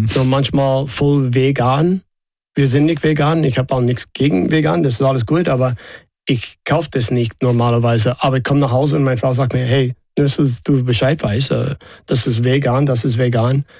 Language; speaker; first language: German; non-native, fluent; English